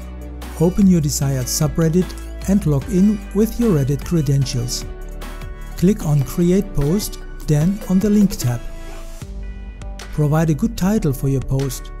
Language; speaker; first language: English; non-native, fluent; German